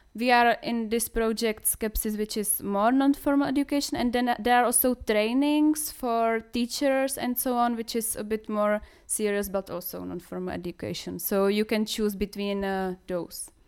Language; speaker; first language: English; non-native, fluent; Czech